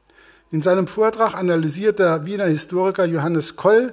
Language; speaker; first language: German; native; German